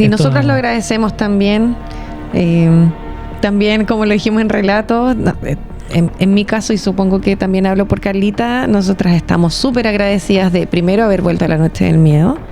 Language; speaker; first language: Spanish; native; Spanish